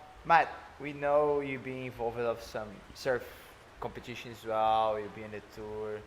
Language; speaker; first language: English; non-native, fluent; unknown